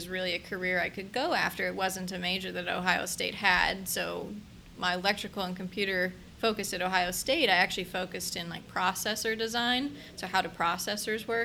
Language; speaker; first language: English; native; English